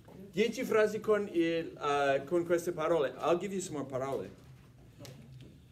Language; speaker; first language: Italian; non-native, fluent; English